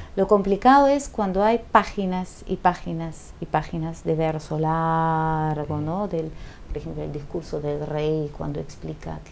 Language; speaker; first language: Spanish; non-native, fluent; Dutch